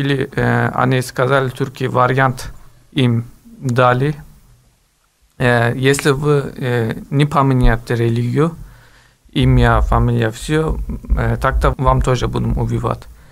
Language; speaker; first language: Russian; non-native, learner; Turkish